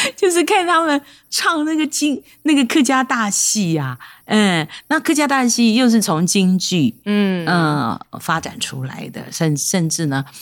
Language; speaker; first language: Chinese; non-native, local second language; Hakka Chinese